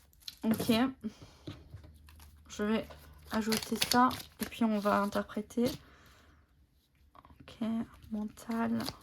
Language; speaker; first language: French; native; French